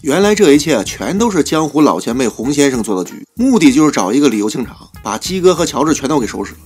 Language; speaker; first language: Chinese; native; Chinese